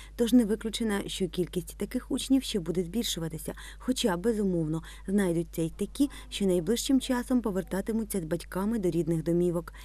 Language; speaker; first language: Ukrainian; native; Ukrainian